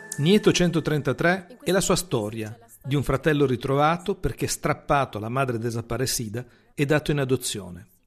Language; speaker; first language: Italian; native; Italian